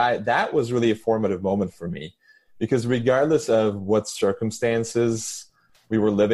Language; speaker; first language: English; non-native, fluent; Turkish